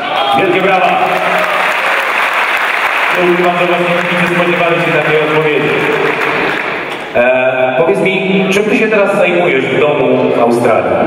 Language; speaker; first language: Polish; native; Polish